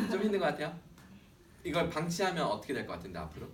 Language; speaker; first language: Korean; native; Korean